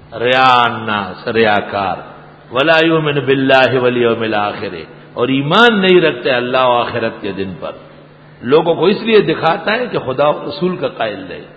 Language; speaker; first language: Urdu; non-native, local second language; Pashto